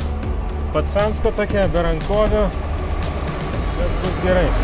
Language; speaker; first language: Lithuanian; native; Lithuanian